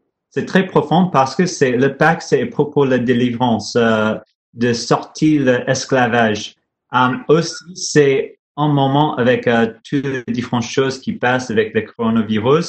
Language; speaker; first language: French; non-native, learner; English